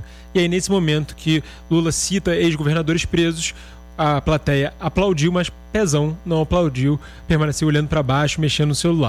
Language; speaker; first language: Portuguese; native; Portuguese